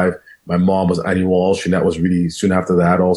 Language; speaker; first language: English; non-native, local second language; Krio